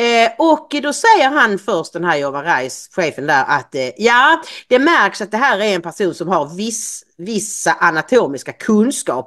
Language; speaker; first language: Swedish; native; Swedish